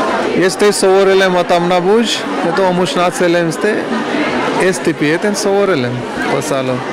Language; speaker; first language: Armenian; non-native, learner; Hindi